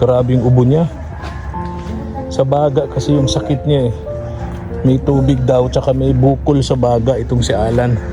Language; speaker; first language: Filipino; native; Filipino